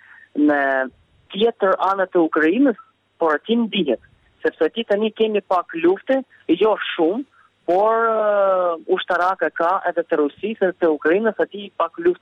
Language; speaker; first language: Albanian; early bilingual, heritage; Albanian